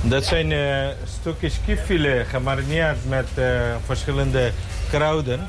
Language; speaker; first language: Dutch; non-native, fluent; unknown